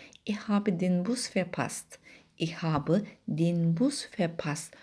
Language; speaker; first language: German; non-native, fluent; Turkish